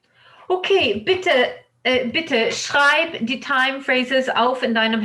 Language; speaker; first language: German; non-native, fluent; English